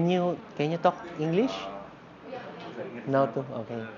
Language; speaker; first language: English; non-native, local second language; Filipino